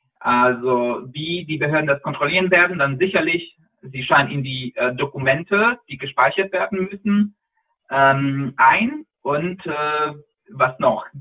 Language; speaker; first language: German; non-native, fluent; Polish